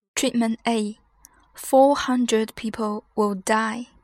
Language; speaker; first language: English; non-native, fluent; Chinese